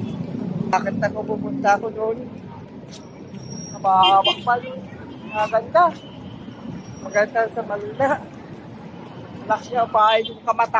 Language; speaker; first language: Filipino; non-native, learner; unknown